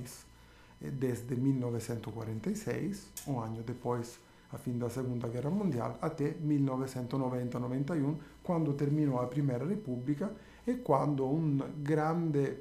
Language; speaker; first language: Portuguese; non-native, fluent; Italian